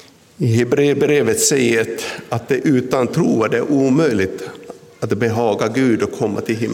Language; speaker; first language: Swedish; non-native, local second language; Finnish